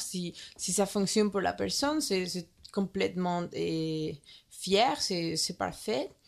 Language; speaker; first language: French; non-native, learner; Spanish